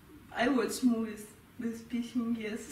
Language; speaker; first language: English; non-native, learner; Russian